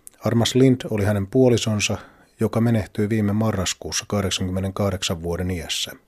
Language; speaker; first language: Finnish; native; Finnish